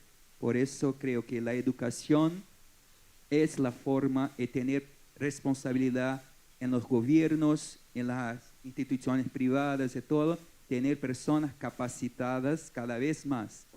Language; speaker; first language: Spanish; non-native, fluent; Portuguese